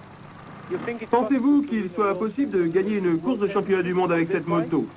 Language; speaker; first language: French; native; French